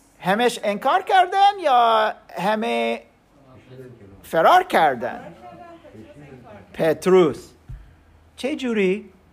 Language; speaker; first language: Persian; non-native, learner; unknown